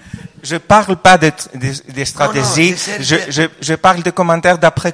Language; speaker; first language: French; non-native, fluent; Greek